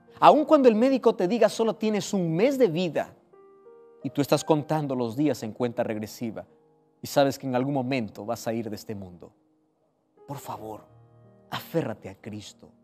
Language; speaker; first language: Spanish; native; Spanish